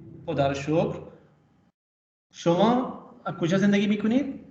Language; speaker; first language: Persian; non-native, fluent; Urdu